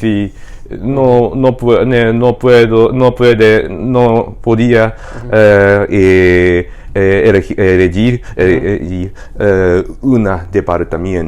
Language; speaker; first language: Spanish; non-native, learner; Japanese